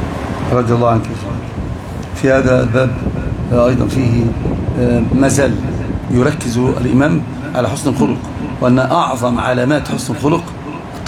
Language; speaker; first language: Arabic; native; Arabic